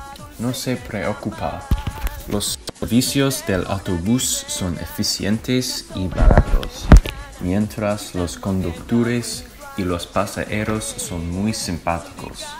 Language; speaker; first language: Spanish; non-native, learner; English